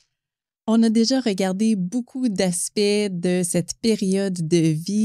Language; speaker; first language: French; native; French